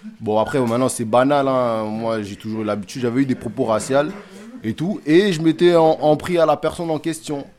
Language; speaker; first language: French; early bilingual, other home language; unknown